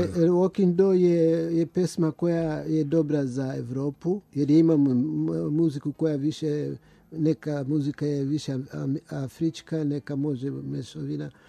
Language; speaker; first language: Serbian; early bilingual, other home language; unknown